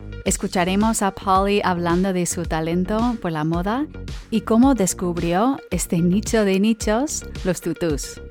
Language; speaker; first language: Spanish; native; Spanish